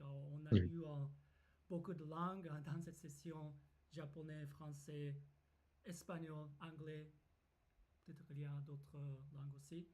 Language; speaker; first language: French; non-native, fluent; Japanese